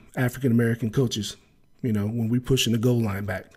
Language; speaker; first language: English; native; English